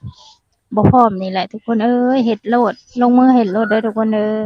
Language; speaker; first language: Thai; non-native, local second language; Northeastern Thai